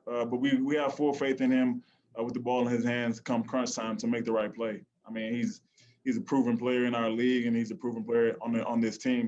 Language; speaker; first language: English; native; English